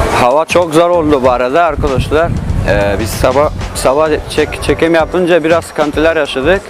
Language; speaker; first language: Turkish; non-native, learner; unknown